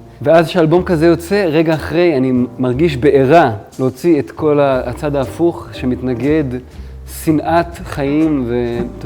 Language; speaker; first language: Hebrew; native; Hebrew